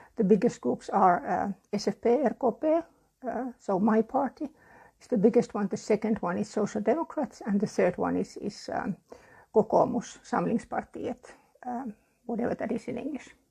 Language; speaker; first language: English; non-native, fluent; Finnish